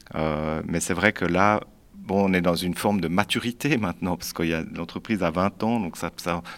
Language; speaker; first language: French; native; French